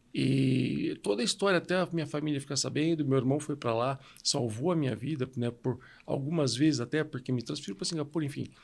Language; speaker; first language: Portuguese; native; Portuguese